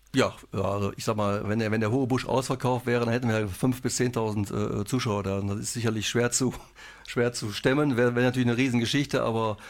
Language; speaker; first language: German; native; German